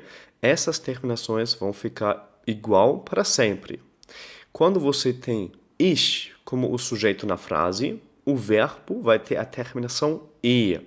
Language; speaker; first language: Portuguese; non-native, fluent; German